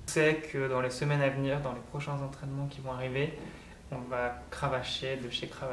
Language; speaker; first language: French; native; French